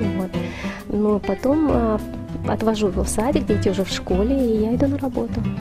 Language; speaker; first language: Russian; native; Russian